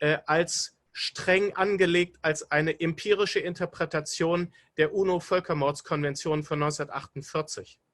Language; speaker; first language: German; native; German